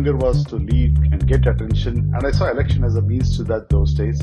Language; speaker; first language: English; non-native, local second language; Kannada